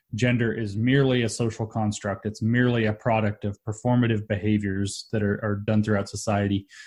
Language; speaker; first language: English; native; English